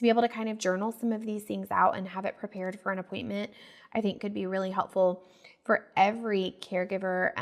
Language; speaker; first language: English; native; English